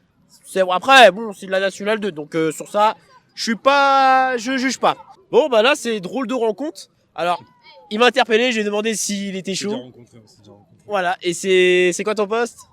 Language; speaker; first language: French; native; French